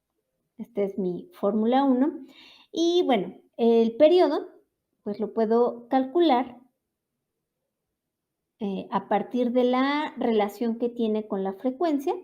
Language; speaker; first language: Spanish; native; Spanish